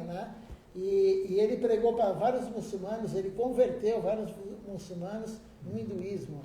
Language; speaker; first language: Portuguese; native; Portuguese